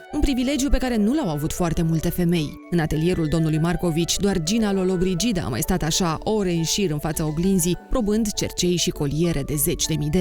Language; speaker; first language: Romanian; native; Romanian